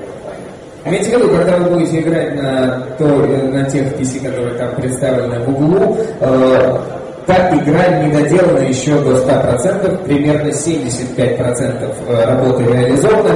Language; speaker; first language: Russian; native; Russian